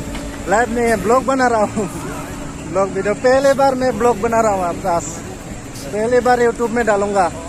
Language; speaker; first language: Hindi; non-native, local second language; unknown